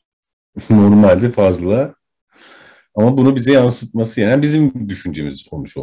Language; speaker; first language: Turkish; native; Turkish